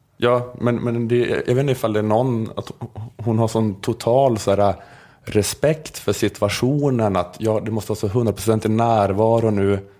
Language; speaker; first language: Swedish; native; Swedish